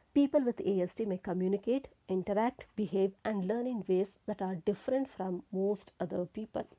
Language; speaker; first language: English; non-native, local second language; Kannada